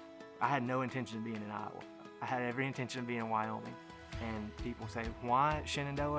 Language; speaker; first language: English; native; English